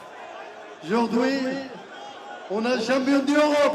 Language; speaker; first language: French; non-native, learner; Arabic